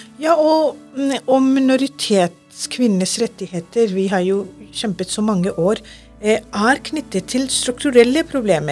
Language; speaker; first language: Norwegian; non-native, fluent; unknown